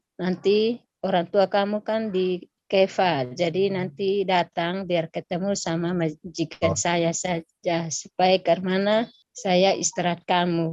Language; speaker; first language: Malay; non-native, local second language; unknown